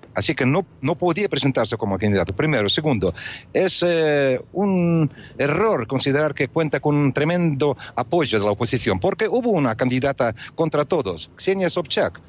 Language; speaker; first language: Spanish; non-native, fluent; Russian